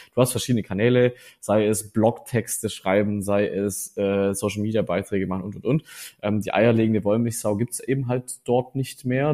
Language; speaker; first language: German; native; German